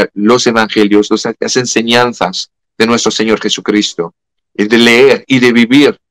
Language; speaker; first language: Spanish; non-native, fluent; French